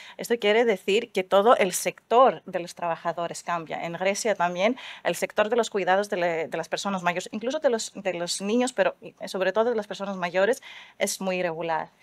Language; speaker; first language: Spanish; non-native, fluent; Greek